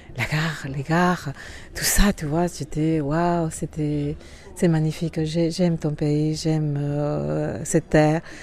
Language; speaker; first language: French; non-native, fluent; Spanish